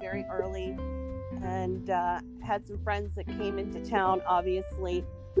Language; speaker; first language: English; native; English